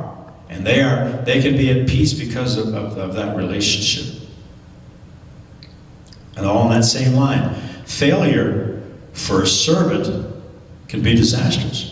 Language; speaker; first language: English; native; English